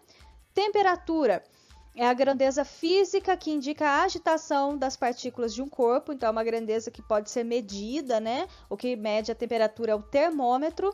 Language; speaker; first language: Portuguese; native; Portuguese